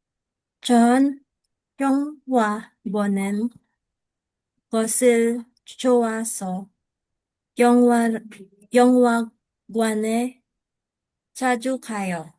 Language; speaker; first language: Korean; non-native, learner; Filipino